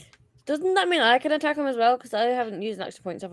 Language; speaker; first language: English; native; English